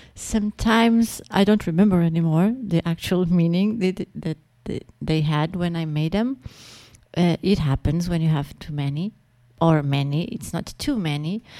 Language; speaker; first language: English; non-native, fluent; Portuguese